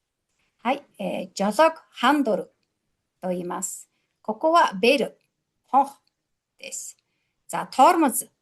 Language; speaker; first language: Japanese; non-native, fluent; Mongolian